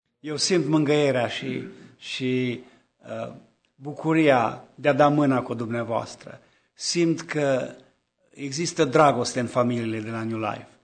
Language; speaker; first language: Romanian; native; Romanian